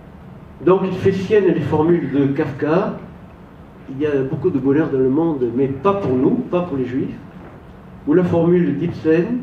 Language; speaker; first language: French; native; French